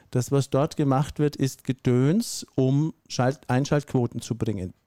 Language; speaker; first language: German; native; German